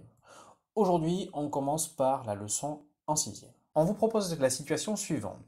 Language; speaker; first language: French; native; French